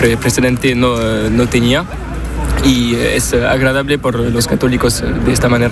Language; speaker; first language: Spanish; non-native, learner; French